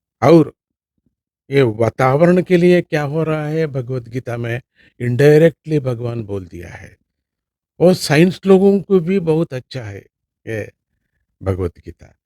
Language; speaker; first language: Hindi; non-native, local second language; Kannada